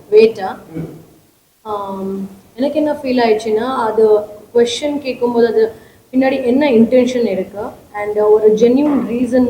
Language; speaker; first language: Tamil; non-native, learner; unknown